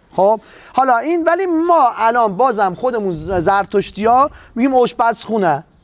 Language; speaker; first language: Persian; non-native, local second language; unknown